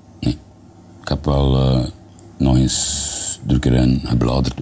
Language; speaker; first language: Dutch; native; Dutch